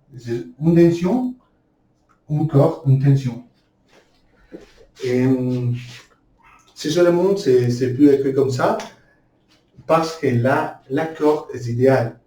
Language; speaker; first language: French; non-native, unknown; Spanish